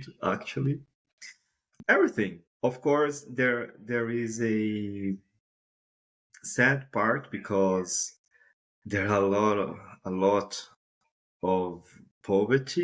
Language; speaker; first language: English; non-native, fluent; Portuguese